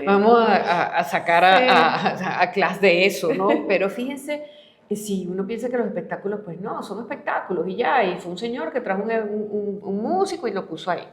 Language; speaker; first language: Spanish; native; Spanish